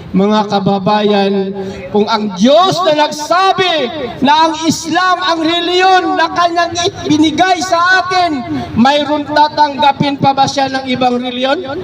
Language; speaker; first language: Filipino; non-native, local second language; Cebuano